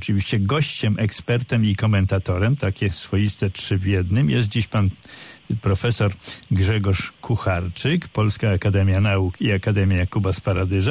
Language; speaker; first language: Polish; native; Polish